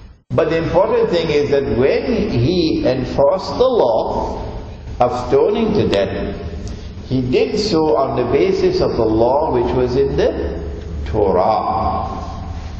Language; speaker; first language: English; native; English